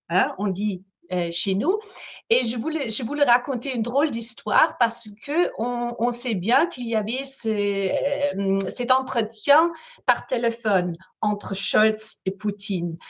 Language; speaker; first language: French; non-native, fluent; German